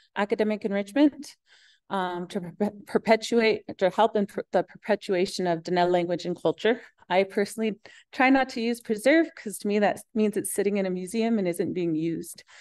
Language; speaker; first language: English; native; English